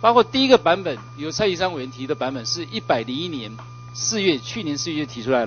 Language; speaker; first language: Chinese; native; Chinese